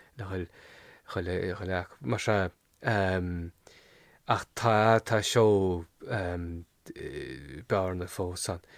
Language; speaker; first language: Irish; native; Irish